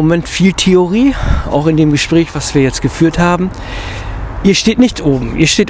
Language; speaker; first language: German; native; German